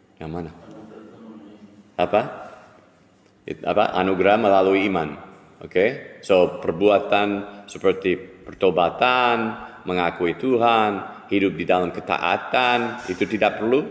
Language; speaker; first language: Indonesian; non-native, fluent; English